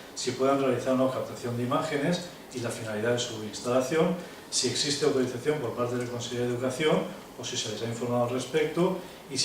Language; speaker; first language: Spanish; non-native, local second language; Catalan